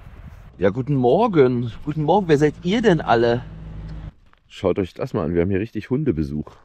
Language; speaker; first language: German; native; German